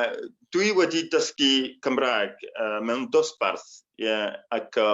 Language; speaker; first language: Welsh; native; Welsh